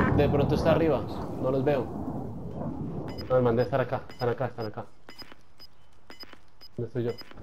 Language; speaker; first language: Spanish; native; Spanish